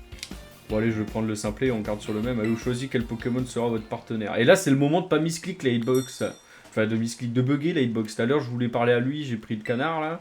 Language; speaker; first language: French; native; French